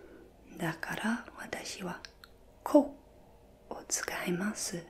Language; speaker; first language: Japanese; non-native, fluent; English